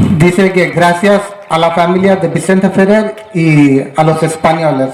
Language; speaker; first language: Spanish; non-native, fluent; Telugu